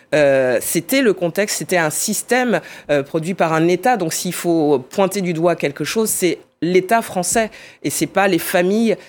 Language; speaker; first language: French; native; French